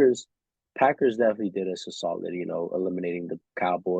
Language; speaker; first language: English; native; English